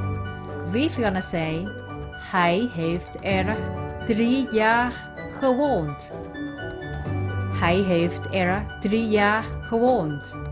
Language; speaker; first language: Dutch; non-native, fluent; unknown